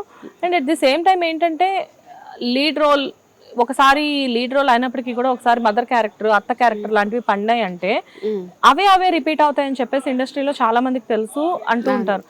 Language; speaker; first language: Telugu; native; Telugu